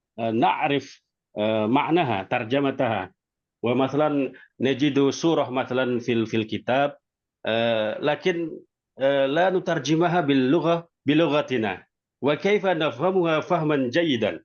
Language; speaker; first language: Arabic; non-native, fluent; Indonesian